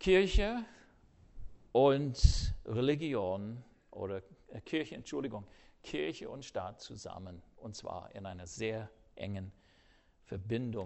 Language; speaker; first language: German; non-native, fluent; English